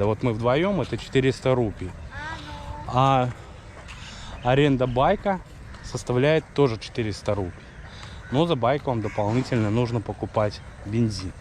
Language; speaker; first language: Russian; native; Russian